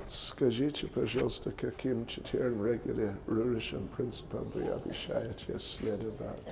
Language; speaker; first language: Russian; non-native, learner; English